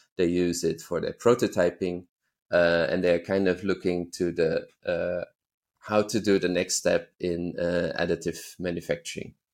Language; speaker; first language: English; non-native, fluent; Dutch